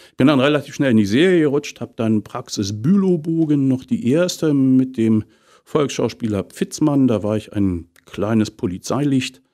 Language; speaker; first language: German; native; German